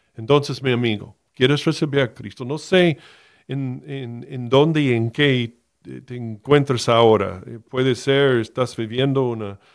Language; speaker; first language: Spanish; non-native, fluent; English